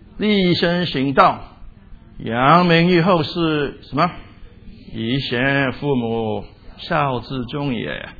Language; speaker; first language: Chinese; non-native, local second language; Cantonese